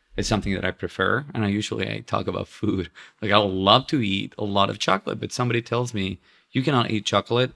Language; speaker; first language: English; non-native, fluent; Spanish